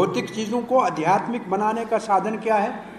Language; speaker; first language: Hindi; native; Hindi